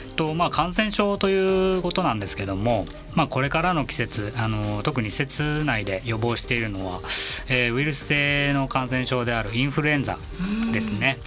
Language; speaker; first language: Japanese; native; Japanese